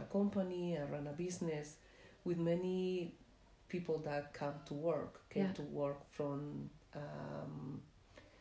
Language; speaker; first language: English; non-native, fluent; Spanish